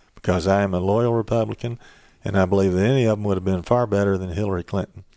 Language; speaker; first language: English; native; English